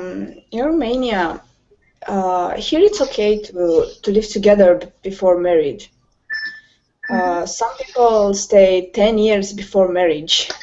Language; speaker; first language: English; non-native, learner; Romanian